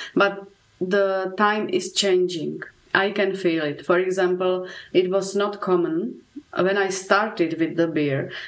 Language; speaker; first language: English; non-native, fluent; Czech